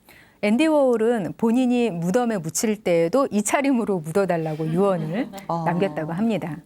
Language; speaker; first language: Korean; native; Korean